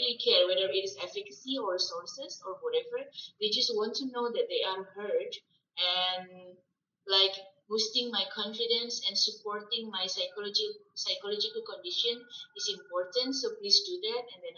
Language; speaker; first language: English; non-native, fluent; Malay